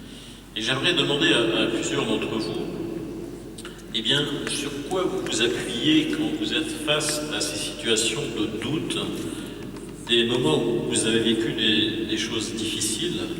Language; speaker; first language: French; native; French